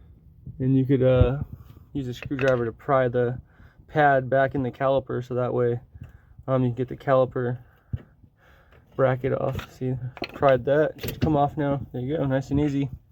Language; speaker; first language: English; native; English